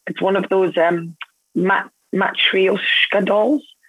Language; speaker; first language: English; native; English